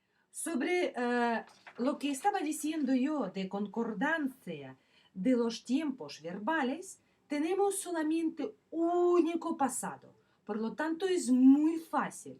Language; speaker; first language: Spanish; non-native, fluent; Russian